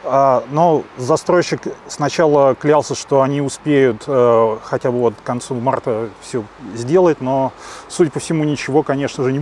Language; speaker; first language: Russian; native; Russian